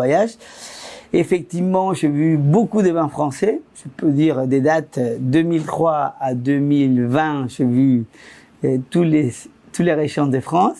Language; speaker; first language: French; non-native, fluent; Spanish